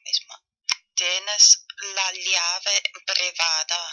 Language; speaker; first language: Spanish; non-native, fluent; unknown